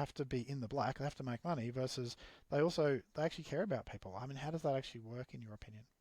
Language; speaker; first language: English; native; English